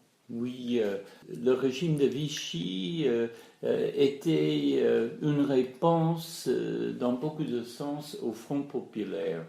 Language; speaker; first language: French; non-native, fluent; English